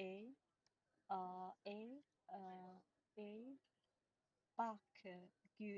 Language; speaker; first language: French; non-native, learner; Chinese